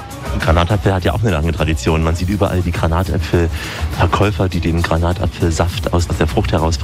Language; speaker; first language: German; native; German